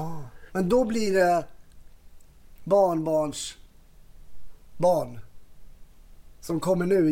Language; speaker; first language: Swedish; native; Swedish